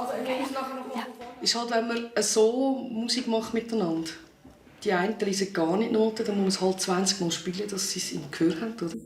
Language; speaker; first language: German; native; German